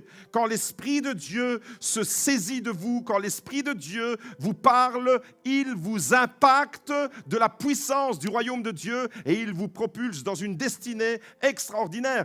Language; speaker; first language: French; native; French